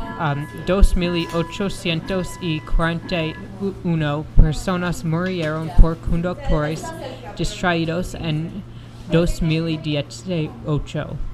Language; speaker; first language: Spanish; non-native, learner; English